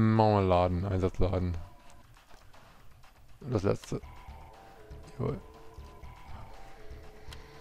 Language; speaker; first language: German; native; German